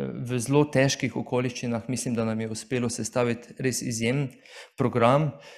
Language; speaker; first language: Slovenian; native; Slovenian